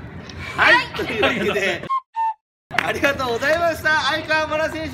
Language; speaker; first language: Japanese; native; Japanese